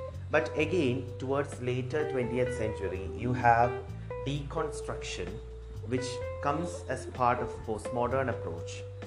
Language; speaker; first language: English; non-native, local second language; Malayalam